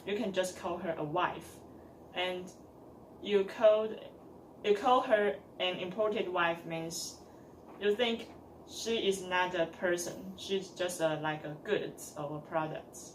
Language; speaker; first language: English; non-native, learner; Chinese